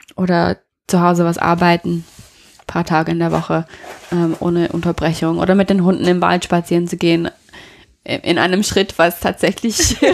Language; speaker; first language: German; non-native, fluent; English